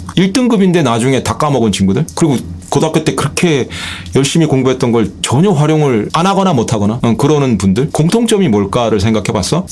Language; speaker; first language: Korean; native; Korean